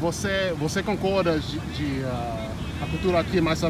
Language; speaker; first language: Portuguese; non-native, learner; English